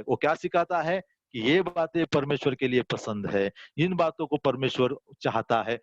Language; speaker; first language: Hindi; non-native, local second language; Marathi